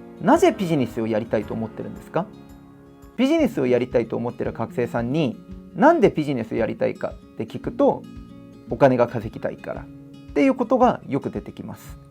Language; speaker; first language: Japanese; non-native, fluent; Korean